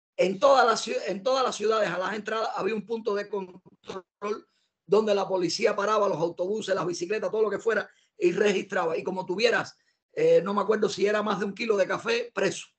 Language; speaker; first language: Spanish; native; Spanish